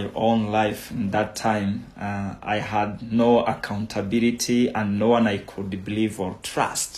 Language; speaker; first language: English; non-native, local second language; Kinyarwanda